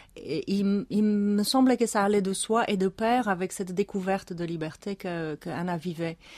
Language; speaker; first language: French; non-native, fluent; Czech